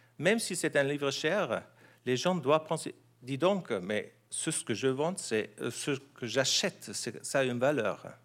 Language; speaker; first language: French; non-native, fluent; German